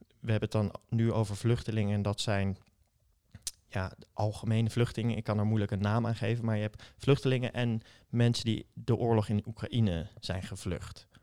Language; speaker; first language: Dutch; native; Dutch